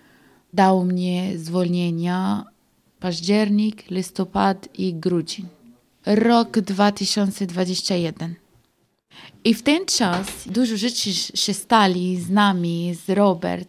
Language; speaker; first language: Polish; non-native, learner; Arabic